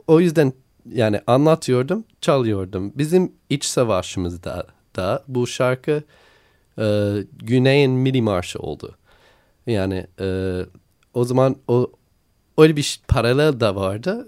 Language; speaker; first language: Turkish; non-native, learner; English